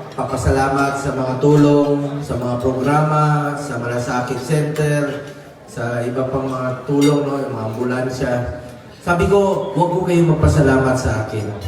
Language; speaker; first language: Filipino; non-native, local second language; Cebuano